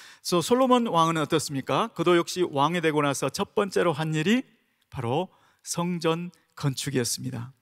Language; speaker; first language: Korean; native; Korean